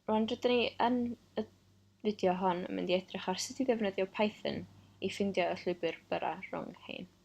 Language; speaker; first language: Welsh; non-native, local second language; English